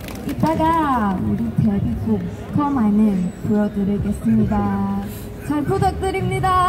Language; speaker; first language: Korean; non-native, learner; Cantonese